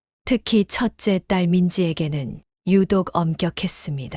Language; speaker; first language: Korean; native; Korean